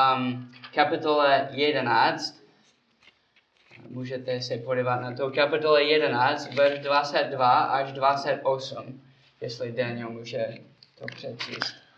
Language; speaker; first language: Czech; non-native, learner; English